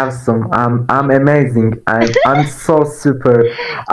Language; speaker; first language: English; non-native, learner; Turkish